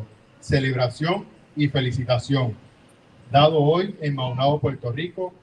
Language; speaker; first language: Spanish; native; Spanish